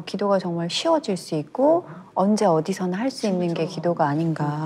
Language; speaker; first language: Korean; native; Korean